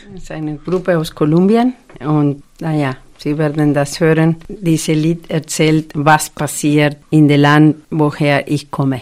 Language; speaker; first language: German; non-native, fluent; Spanish